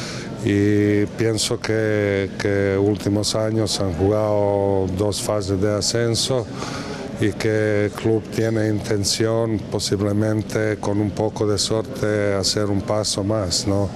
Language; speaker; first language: Spanish; non-native, fluent; Croatian